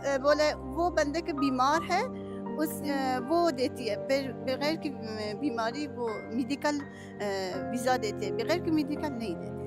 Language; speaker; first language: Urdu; non-native, learner; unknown